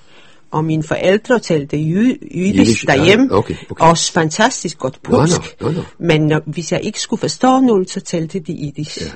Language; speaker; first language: Danish; early bilingual, other home language; Polish